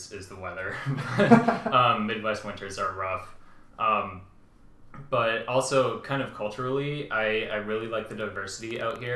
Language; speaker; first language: English; native; English